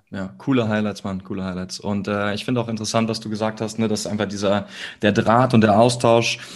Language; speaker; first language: German; native; German